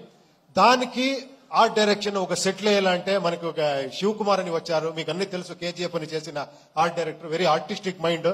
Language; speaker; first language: Telugu; non-native, local second language; Kannada